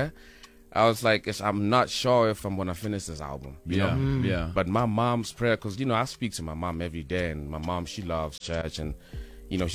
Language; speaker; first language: English; non-native, local second language; Northern Sotho